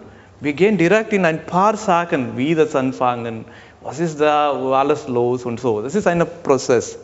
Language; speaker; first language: German; non-native, learner; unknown